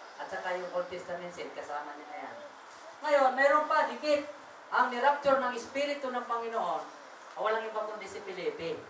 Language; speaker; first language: Filipino; non-native, local second language; Waray